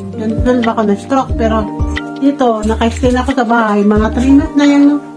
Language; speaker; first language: Filipino; non-native, local second language; Cebuano